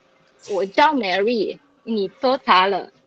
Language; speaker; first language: Chinese; non-native, learner; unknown